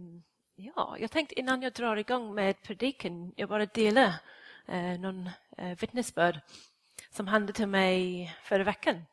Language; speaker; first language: Swedish; non-native, fluent; English